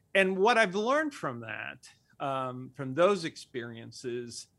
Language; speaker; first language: English; early bilingual, other home language; Spanish